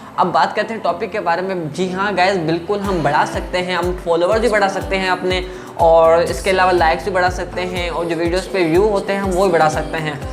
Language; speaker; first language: Hindi; non-native, local second language; Sindhi